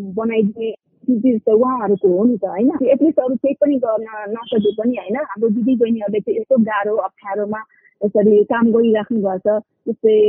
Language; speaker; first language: Nepali; non-native, local second language; Maithili